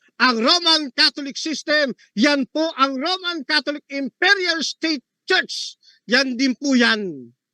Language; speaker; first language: Filipino; native; Filipino